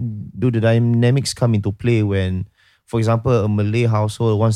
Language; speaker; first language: English; native; English